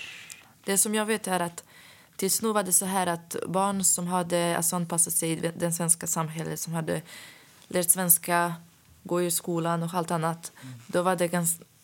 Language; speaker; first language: Swedish; non-native, fluent; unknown